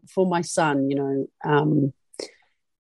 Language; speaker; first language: English; native; English